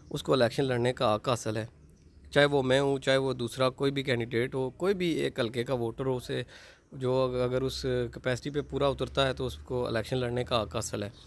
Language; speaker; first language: Urdu; non-native, local second language; Pahari-Potwari